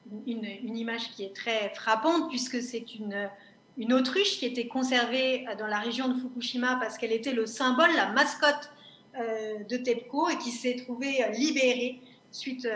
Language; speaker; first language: French; native; French